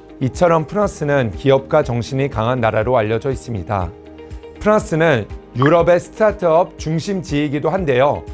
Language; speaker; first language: Korean; early bilingual, heritage; Korean